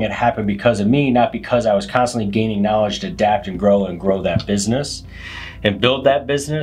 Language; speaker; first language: English; native; English